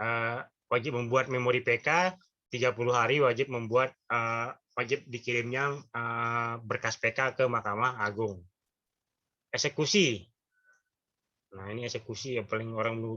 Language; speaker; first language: Indonesian; native; Indonesian